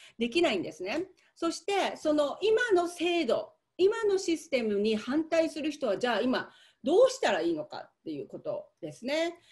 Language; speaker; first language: Japanese; native; Japanese